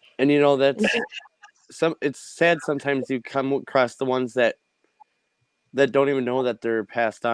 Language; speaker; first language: English; native; English